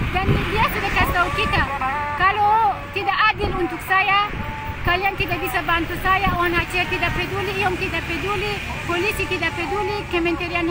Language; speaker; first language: Indonesian; non-native, fluent; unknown